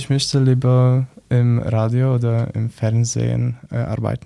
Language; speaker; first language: German; non-native, learner; Polish